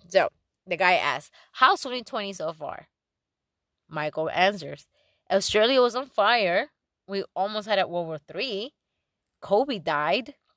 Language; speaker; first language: English; non-native, fluent; Spanish